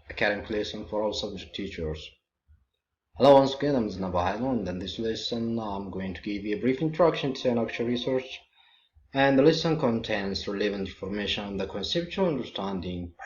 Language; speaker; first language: English; non-native, local second language; Amharic